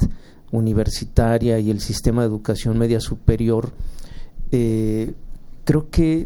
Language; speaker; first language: Spanish; native; Spanish